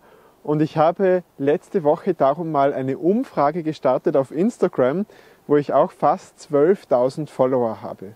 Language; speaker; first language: German; native; German